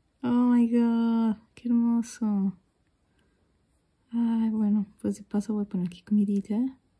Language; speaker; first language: Spanish; native; Spanish